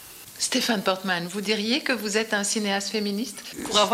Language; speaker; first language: French; native; French